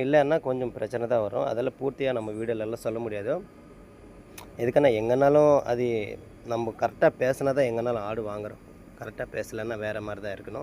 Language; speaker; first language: Tamil; native; Tamil